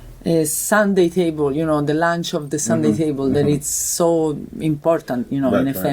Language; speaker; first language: English; non-native, fluent; Italian